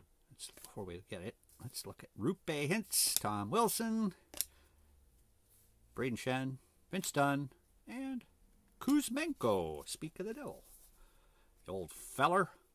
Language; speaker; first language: English; native; English